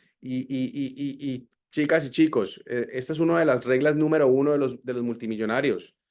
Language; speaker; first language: Spanish; native; Spanish